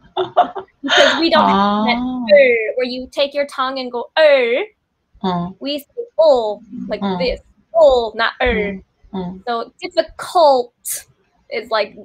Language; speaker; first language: English; non-native, fluent; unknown